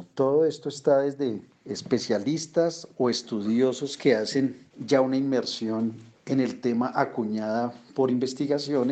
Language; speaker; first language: Spanish; native; Spanish